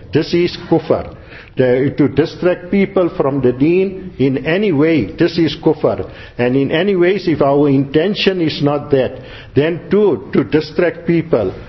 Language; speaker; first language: English; native; English